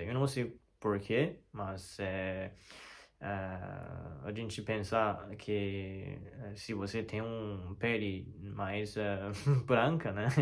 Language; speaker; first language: Portuguese; non-native, learner; Chinese